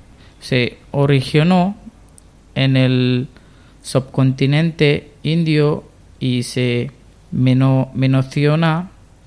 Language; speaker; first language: Spanish; non-native, learner; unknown